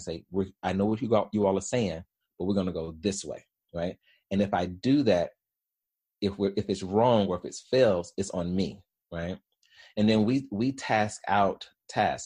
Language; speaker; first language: English; native; English